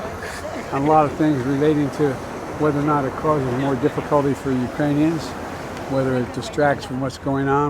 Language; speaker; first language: English; native; English